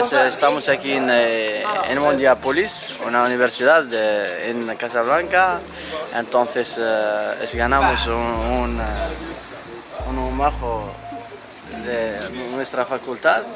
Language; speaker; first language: Spanish; non-native, learner; Arabic